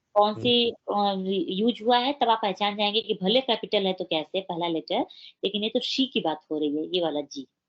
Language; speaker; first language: Hindi; native; Hindi